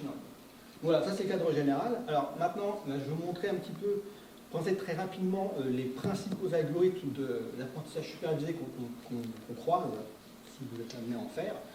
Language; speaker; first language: French; native; French